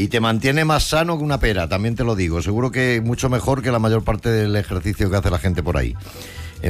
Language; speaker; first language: Spanish; native; Spanish